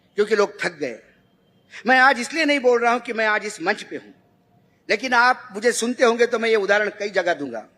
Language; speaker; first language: Hindi; non-native, local second language; Marathi